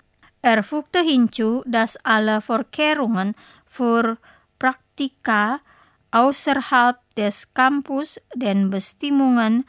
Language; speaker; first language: German; non-native, fluent; Indonesian